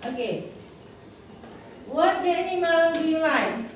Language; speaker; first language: English; non-native, learner; Indonesian